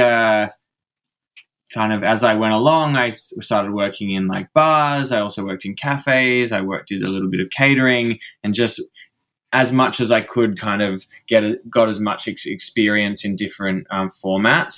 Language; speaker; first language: English; native; English